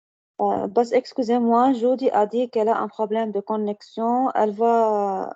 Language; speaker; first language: French; non-native, learner; Arabic